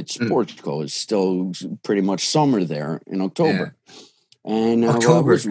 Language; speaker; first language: English; early bilingual, other home language; Portuguese